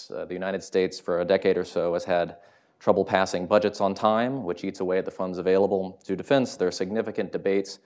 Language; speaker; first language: English; native; English